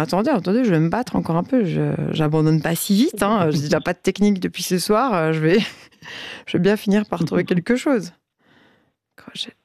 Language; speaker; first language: French; native; French